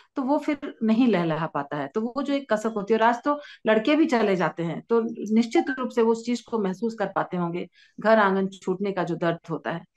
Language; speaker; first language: Hindi; native; Hindi